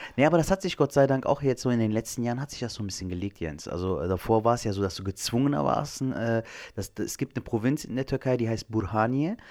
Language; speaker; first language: German; early bilingual, other home language; Turkish